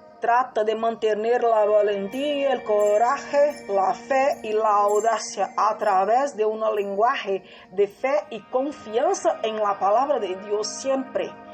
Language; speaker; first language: Spanish; non-native, fluent; Portuguese